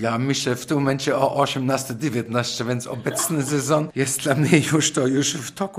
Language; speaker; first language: Polish; non-native, fluent; German